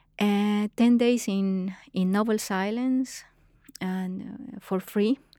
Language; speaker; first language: English; non-native, fluent; Spanish